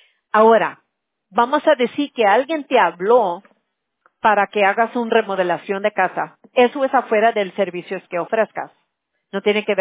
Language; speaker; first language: Spanish; early bilingual, heritage; Spanish